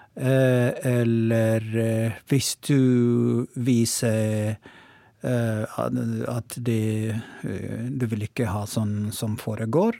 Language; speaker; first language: Norwegian; non-native, learner; Oromo